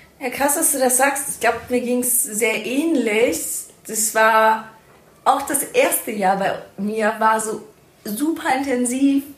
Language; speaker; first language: German; early bilingual, other home language; Persian